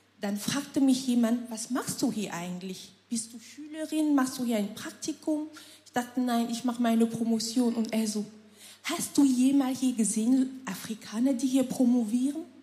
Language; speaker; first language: German; non-native, fluent; French